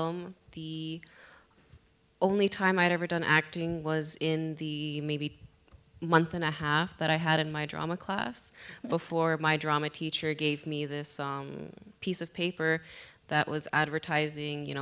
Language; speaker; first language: English; native; English